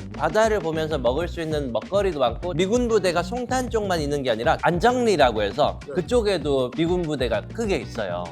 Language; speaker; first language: Korean; native; Korean